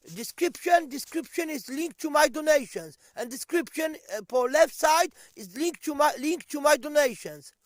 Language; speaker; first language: English; non-native, learner; Polish